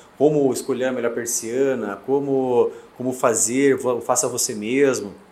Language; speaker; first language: Portuguese; native; Portuguese